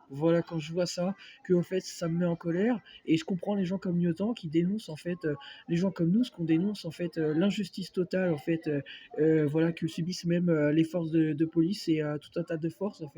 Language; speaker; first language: French; native; French